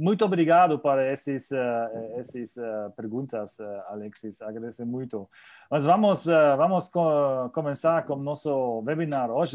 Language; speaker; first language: Portuguese; non-native, learner; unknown